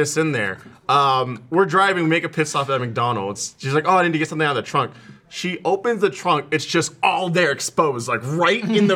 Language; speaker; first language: English; native; English